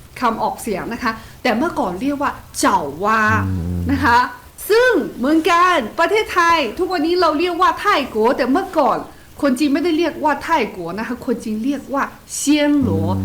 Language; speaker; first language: Thai; non-native, fluent; Chinese